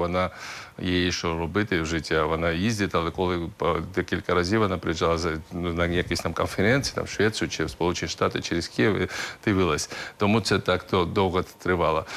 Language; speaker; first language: Ukrainian; non-native, local second language; Russian